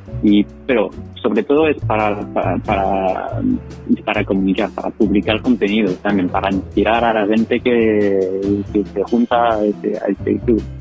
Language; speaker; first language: Spanish; non-native, fluent; French